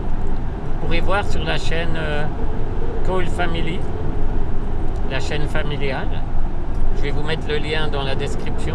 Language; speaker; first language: French; native; French